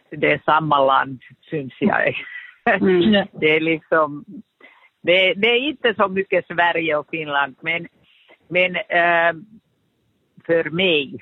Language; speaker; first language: Swedish; non-native, fluent; Finnish